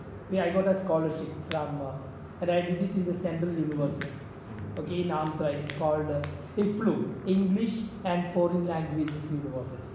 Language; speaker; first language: English; non-native, local second language; Malayalam